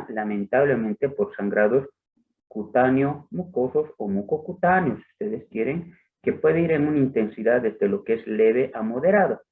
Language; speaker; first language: Spanish; native; Spanish